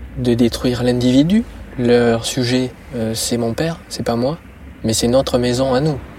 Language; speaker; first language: French; native; French